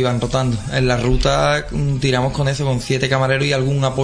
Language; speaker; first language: Spanish; native; Spanish